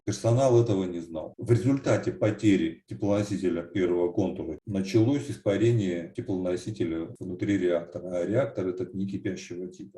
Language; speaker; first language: Russian; native; Russian